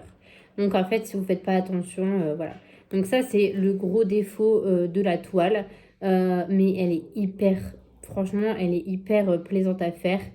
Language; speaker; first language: French; native; French